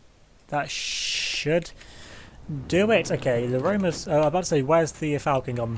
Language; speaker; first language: English; native; English